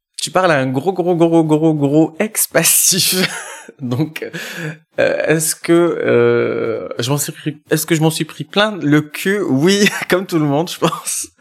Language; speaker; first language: French; non-native, local second language; Arabic